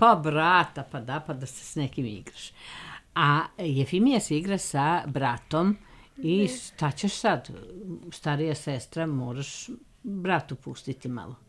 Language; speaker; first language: Serbian; native; Serbian